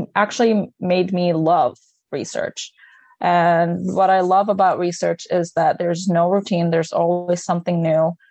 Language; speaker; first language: English; non-native, fluent; Arabic